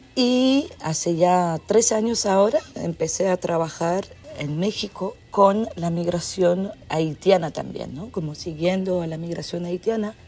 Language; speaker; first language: Spanish; non-native, fluent; French